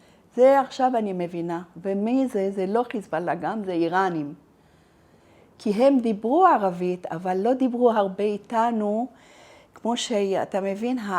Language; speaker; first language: Hebrew; non-native, fluent; Arabic